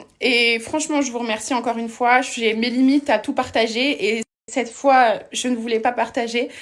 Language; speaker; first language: French; native; French